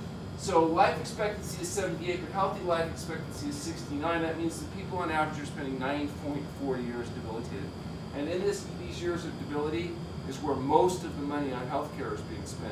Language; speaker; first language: English; native; English